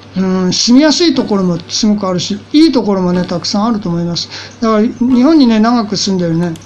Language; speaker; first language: Japanese; native; Japanese